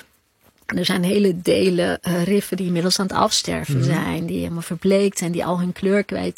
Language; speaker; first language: Dutch; native; Dutch